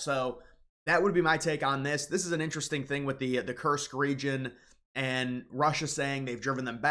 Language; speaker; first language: English; native; English